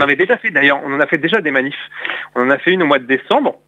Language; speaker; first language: French; native; French